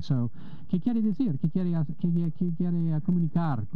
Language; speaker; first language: Spanish; non-native, learner; English